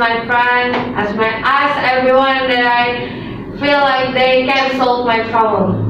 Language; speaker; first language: English; non-native, learner; Indonesian